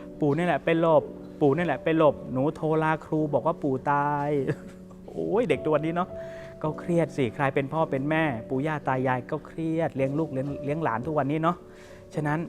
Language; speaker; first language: Thai; native; Thai